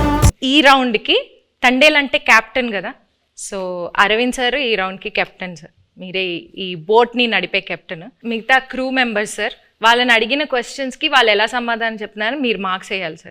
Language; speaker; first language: Telugu; native; Telugu